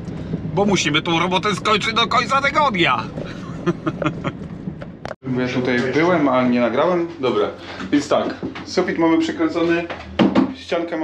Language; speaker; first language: Polish; native; Polish